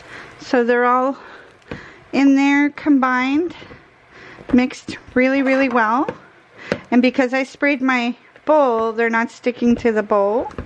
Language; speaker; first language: English; native; English